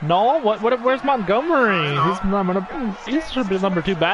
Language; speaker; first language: English; native; English